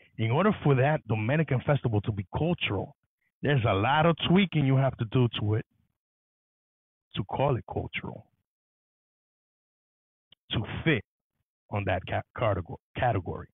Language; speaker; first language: English; early bilingual, other home language; Spanish